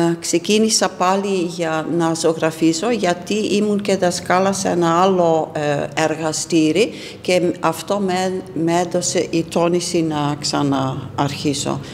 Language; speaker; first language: Greek; non-native, fluent; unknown